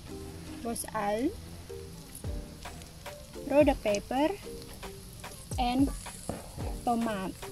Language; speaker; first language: Dutch; non-native, learner; Indonesian